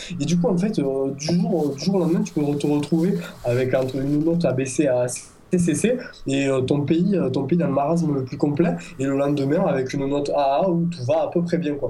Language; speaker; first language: French; native; French